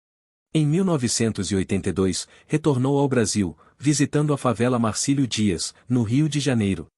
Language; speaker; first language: Portuguese; native; Portuguese